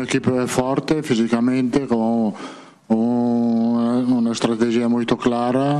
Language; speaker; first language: Portuguese; non-native, fluent; Italian